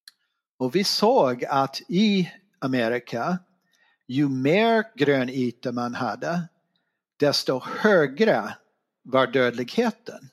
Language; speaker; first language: Swedish; non-native, fluent; English